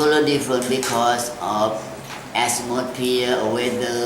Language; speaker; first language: English; non-native, learner; Thai